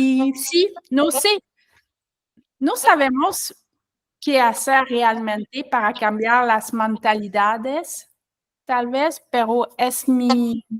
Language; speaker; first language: Spanish; non-native, learner; French